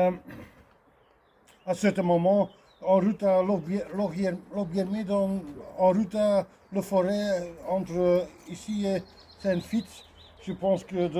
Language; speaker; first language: French; non-native, learner; Dutch